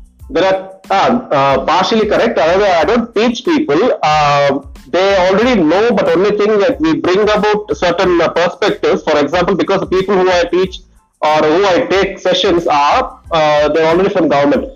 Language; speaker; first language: English; non-native, local second language; Tamil